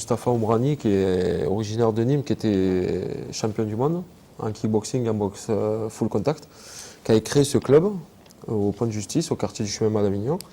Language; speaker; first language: French; native; French